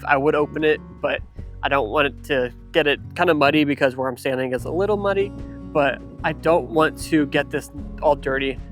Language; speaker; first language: English; native; English